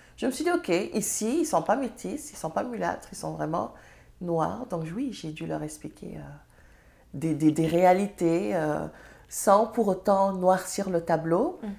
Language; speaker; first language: French; non-native, local second language; Serer